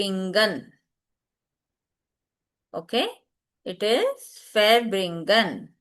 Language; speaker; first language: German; non-native, fluent; Hindi